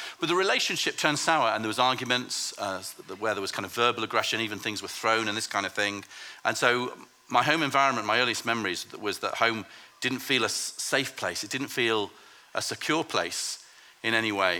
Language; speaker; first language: English; native; English